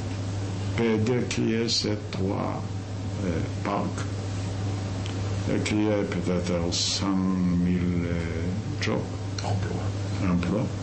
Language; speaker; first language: French; non-native, fluent; Yiddish